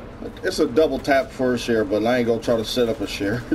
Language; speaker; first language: English; native; English